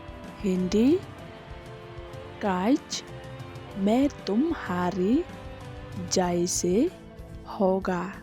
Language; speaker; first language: Hindi; non-native, local second language; Khasi